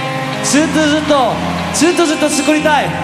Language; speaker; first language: Japanese; non-native, fluent; Korean